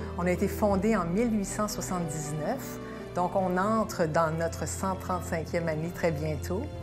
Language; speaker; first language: French; native; French